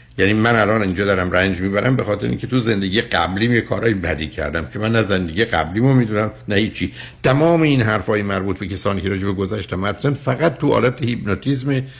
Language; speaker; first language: Persian; native; Persian